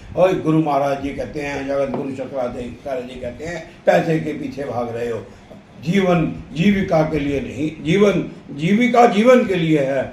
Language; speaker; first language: Hindi; non-native, local second language; Punjabi